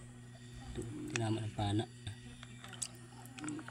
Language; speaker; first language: Filipino; native; Filipino